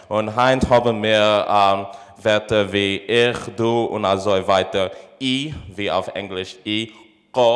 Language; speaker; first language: German; non-native, fluent; English